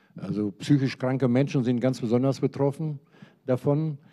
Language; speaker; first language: German; native; German